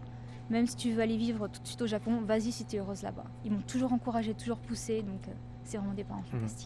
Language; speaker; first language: French; native; French